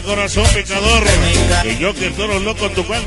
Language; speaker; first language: Spanish; native; Spanish